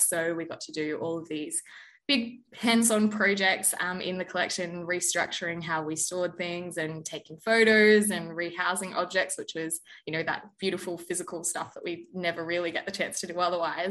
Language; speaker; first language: English; native; English